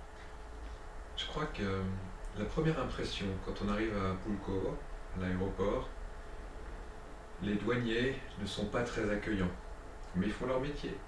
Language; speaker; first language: French; native; French